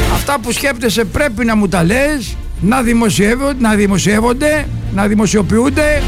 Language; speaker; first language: Greek; native; Greek